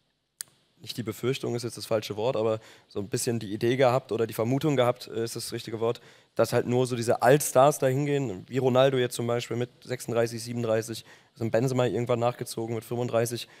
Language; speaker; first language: German; native; German